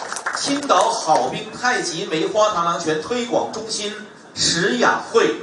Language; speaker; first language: Chinese; native; Chinese